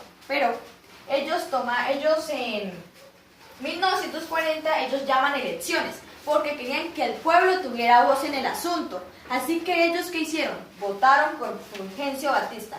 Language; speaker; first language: Spanish; native; Spanish